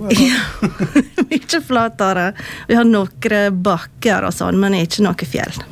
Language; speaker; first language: Norwegian; non-native, fluent; English